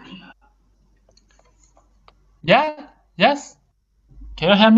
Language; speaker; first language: English; non-native, learner; Chinese